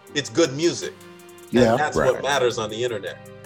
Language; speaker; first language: English; native; English